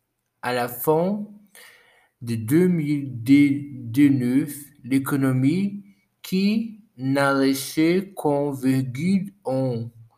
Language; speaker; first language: French; non-native, learner; Portuguese